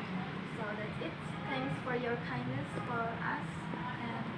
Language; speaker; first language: English; non-native, learner; Indonesian